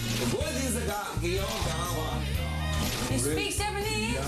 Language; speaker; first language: English; non-native, learner; French